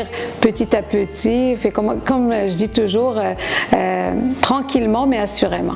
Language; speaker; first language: French; non-native, local second language; Arabic